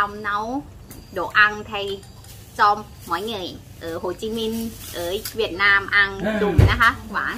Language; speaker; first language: Vietnamese; non-native, learner; Thai